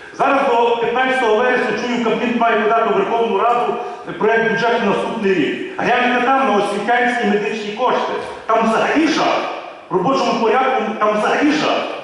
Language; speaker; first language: Ukrainian; native; Ukrainian